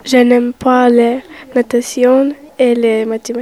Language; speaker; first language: French; non-native, learner; Ukrainian